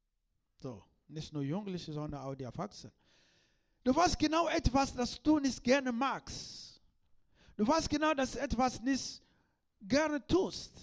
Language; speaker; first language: German; non-native, learner; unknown